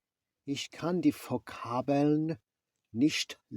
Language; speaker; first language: German; non-native, learner; English